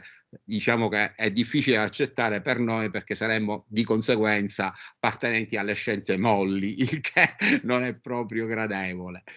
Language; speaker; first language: Italian; native; Italian